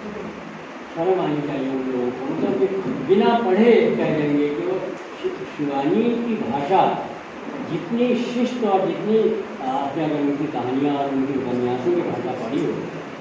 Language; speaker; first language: Hindi; native; Hindi